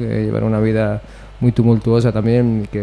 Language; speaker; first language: Spanish; native; Spanish